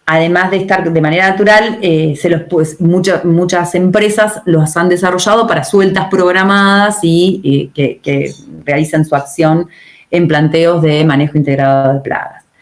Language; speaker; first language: Spanish; native; Spanish